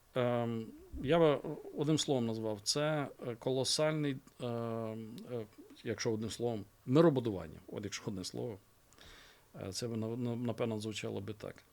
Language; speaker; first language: Ukrainian; native; Ukrainian